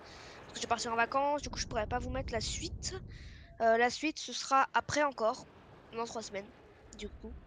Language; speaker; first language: French; native; French